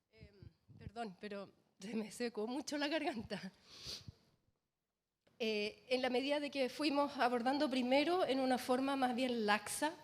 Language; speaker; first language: Spanish; native; Spanish